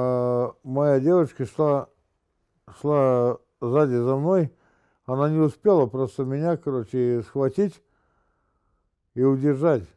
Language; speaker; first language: Russian; native; Russian